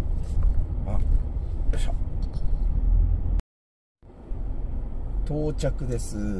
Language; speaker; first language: Japanese; native; Japanese